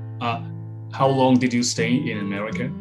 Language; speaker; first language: English; non-native, fluent; Japanese